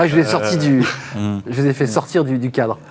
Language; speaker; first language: French; native; French